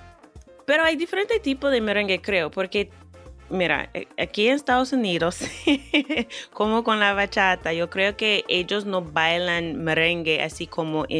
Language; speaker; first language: Spanish; non-native, fluent; English